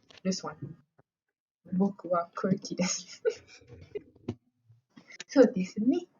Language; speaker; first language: Japanese; non-native, fluent; Malay